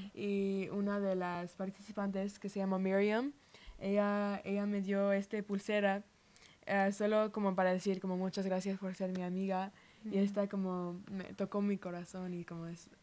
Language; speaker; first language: Spanish; early bilingual, heritage; Spanish